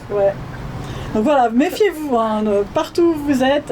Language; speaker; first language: French; native; French